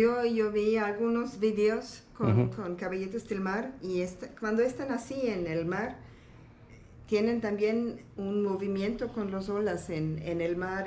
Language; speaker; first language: Spanish; non-native, learner; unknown